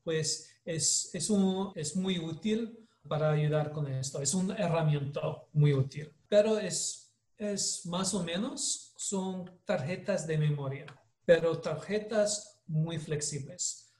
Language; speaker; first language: Spanish; non-native, learner; English